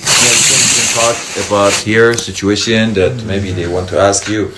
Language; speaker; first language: English; non-native, fluent; Persian